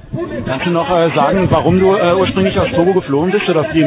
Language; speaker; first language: German; native; German